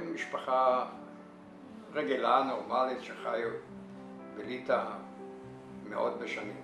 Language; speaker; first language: Hebrew; non-native, fluent; Yiddish